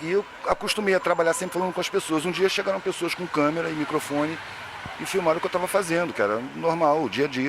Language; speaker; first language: Portuguese; native; Portuguese